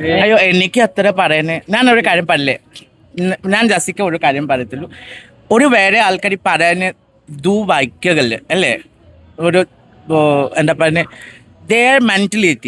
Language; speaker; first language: Malayalam; non-native, fluent; Assamese